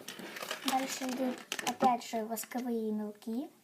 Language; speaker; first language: Russian; native; Russian